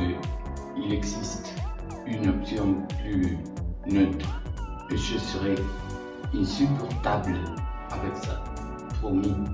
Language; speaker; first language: French; non-native, fluent; Spanish